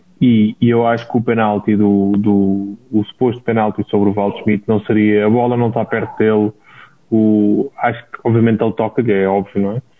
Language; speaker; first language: Portuguese; native; Portuguese